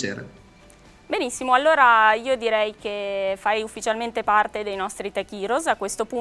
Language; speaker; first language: Italian; native; Italian